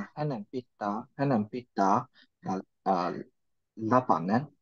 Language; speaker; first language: Finnish; non-native, learner; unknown